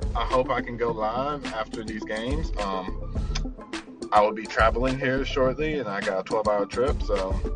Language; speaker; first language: English; native; English